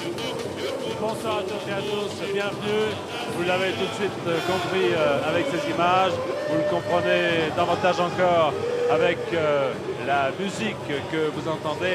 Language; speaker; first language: French; native; French